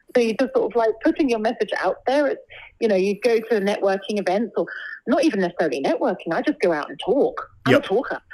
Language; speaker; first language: English; native; English